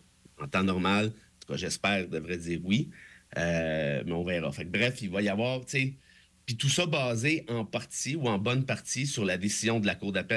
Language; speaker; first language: French; native; French